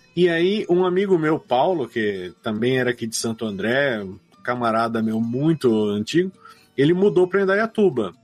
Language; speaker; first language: Portuguese; native; Portuguese